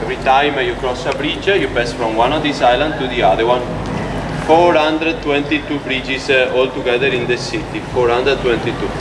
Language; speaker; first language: English; non-native, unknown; Italian